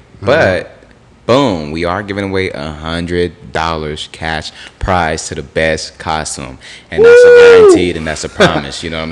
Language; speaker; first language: English; native; English